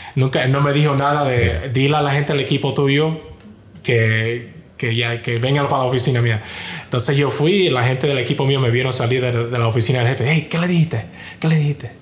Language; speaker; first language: Spanish; early bilingual, heritage; Spanish